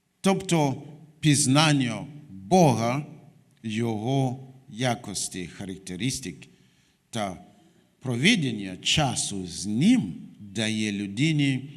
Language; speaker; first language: Ukrainian; non-native, fluent; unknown